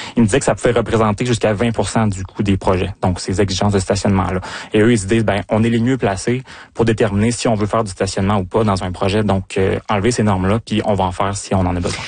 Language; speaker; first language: French; native; French